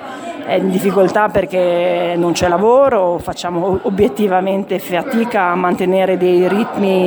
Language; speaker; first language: Italian; native; Italian